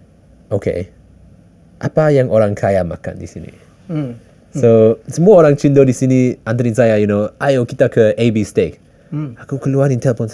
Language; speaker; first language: Indonesian; early bilingual, heritage; English